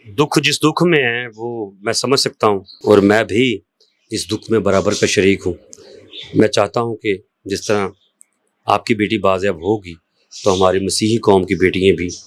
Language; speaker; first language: Urdu; non-native, local second language; Punjabi